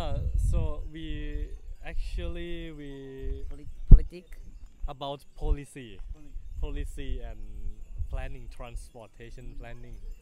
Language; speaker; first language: English; non-native, learner; Thai